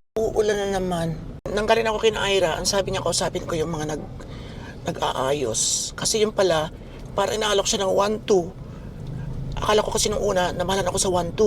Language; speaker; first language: Filipino; native; Filipino